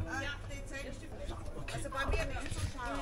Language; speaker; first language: German; non-native, learner; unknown